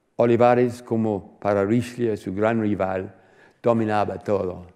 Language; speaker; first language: Spanish; non-native, fluent; English